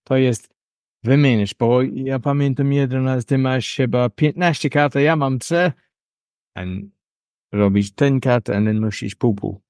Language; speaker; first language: Polish; non-native, learner; English